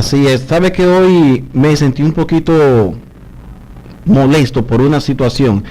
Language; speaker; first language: Spanish; native; Spanish